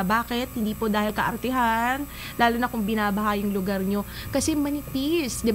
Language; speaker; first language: Filipino; native; Filipino